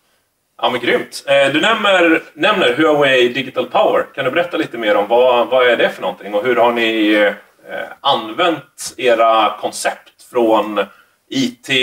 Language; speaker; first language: Swedish; native; Swedish